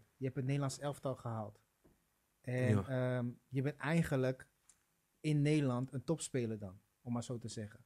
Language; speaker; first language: Dutch; native; Dutch